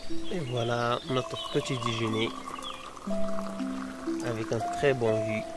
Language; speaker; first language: French; non-native, local second language; Arabic